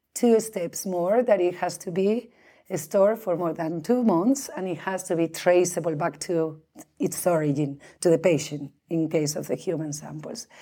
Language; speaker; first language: English; non-native, fluent; Spanish